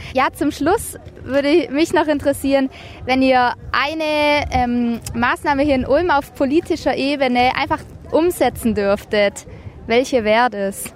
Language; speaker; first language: German; native; German